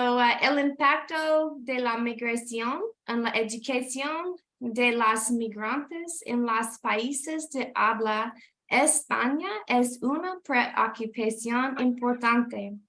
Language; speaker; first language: Spanish; non-native, learner; English